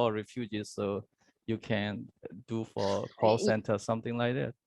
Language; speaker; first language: English; non-native, learner; Burmese